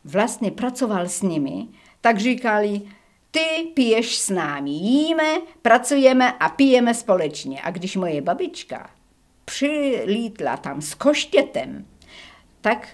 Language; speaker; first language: Czech; early bilingual, heritage; Czech